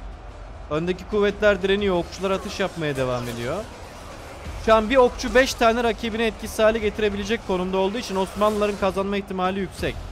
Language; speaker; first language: Turkish; native; Turkish